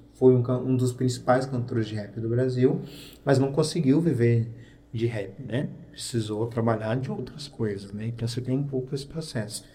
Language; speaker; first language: Portuguese; native; Portuguese